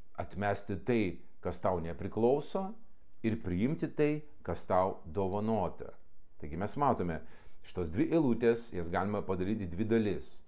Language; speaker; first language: Lithuanian; non-native, local second language; Russian